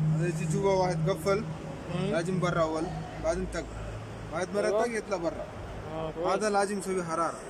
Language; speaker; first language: Arabic; non-native, learner; Malay